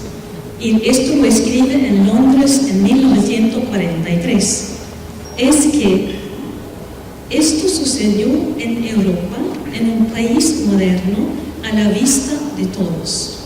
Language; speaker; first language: Spanish; non-native, fluent; Swedish